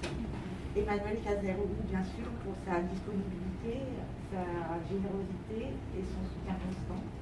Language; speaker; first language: French; native; French